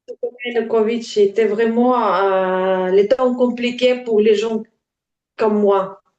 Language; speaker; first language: French; non-native, learner; Ukrainian